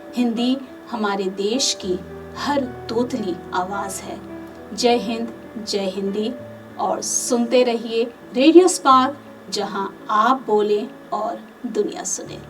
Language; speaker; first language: Hindi; native; Hindi